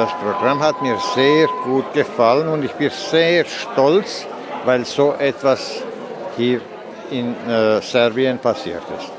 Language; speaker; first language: German; early bilingual, heritage; German